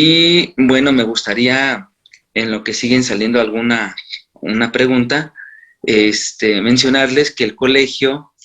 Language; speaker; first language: Spanish; native; Spanish